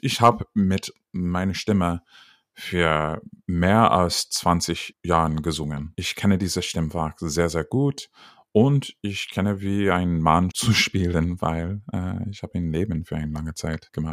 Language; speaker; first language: German; non-native, learner; English